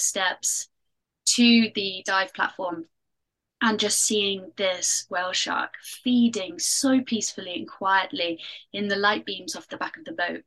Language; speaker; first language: English; native; English